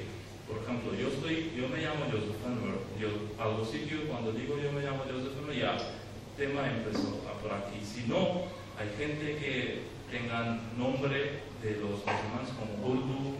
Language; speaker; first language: Spanish; non-native, learner; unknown